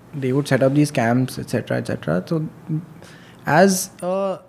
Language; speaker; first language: English; non-native, local second language; Hindi